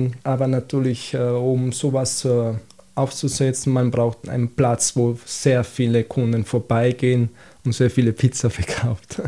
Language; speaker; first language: German; non-native, fluent; Italian